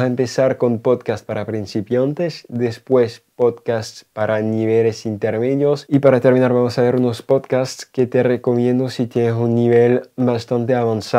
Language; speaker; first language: Spanish; non-native, fluent; French